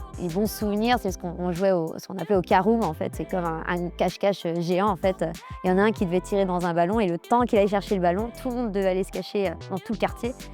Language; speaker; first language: French; native; French